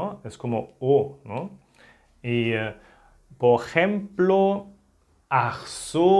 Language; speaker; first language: Spanish; non-native, fluent; German